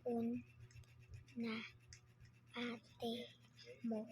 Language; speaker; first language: Filipino; non-native, local second language; Cebuano